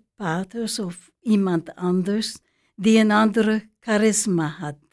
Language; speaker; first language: Dutch; non-native, fluent; English